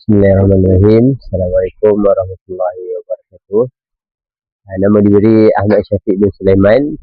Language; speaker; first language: Malay; native; Malay